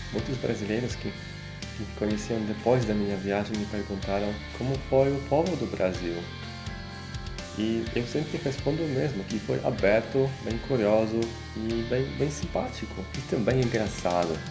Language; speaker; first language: Portuguese; non-native, fluent; Polish